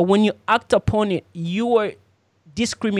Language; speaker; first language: English; non-native, local second language; Ganda